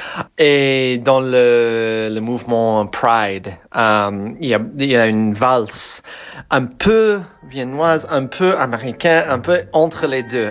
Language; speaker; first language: French; non-native, fluent; English